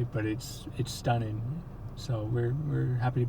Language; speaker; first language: English; native; English